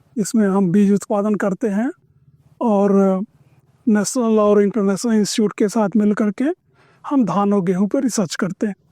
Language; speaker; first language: Hindi; native; Hindi